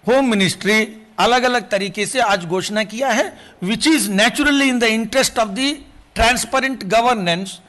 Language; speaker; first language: Hindi; non-native, local second language; Telugu